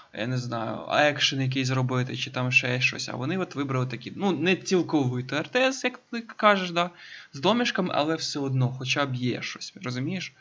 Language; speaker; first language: Ukrainian; native; Ukrainian